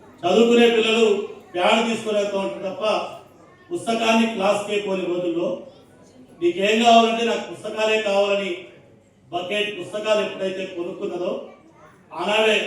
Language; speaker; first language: Telugu; native; Telugu